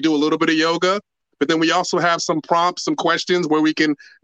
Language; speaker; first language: English; native; English